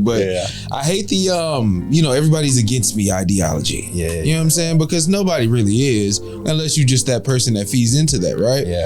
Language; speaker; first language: English; native; English